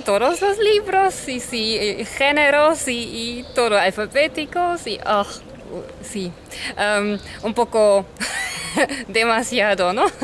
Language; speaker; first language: Spanish; non-native, fluent; German